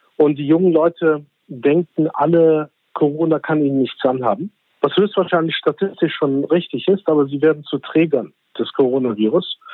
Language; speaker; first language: German; early bilingual, other home language; Turkish